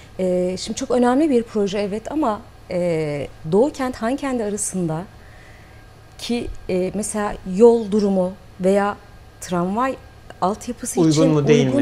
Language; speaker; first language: Turkish; native; Turkish